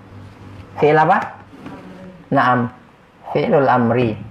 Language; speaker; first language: Arabic; non-native, fluent; Indonesian